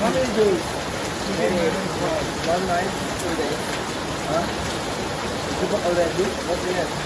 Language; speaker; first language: English; non-native, learner; Cebuano